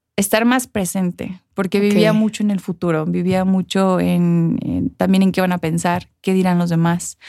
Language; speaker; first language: Spanish; early bilingual, heritage; Spanish